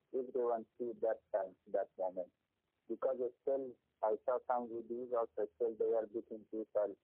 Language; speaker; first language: English; non-native, learner; Persian